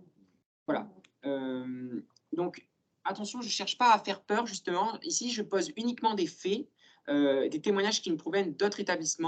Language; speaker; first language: French; native; French